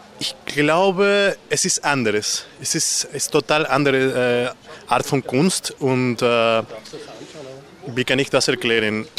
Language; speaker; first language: German; non-native, learner; Spanish